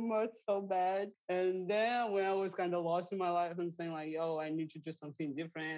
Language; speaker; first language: English; non-native, fluent; Portuguese